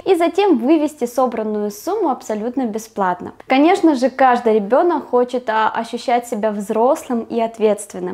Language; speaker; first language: Russian; native; Russian